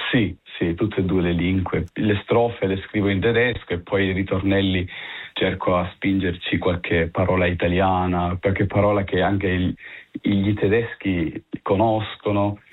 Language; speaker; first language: Italian; early bilingual, heritage; Italian